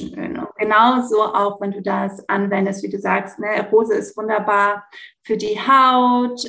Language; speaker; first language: German; early bilingual, heritage; German